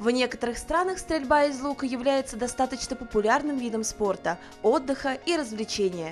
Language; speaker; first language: Russian; native; Russian